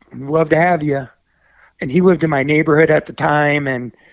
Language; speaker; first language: English; native; English